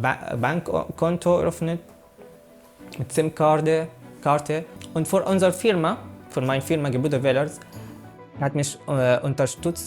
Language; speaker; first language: German; non-native, learner; Arabic